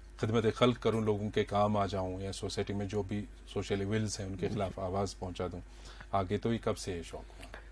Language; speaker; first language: Hindi; non-native, local second language; Kashmiri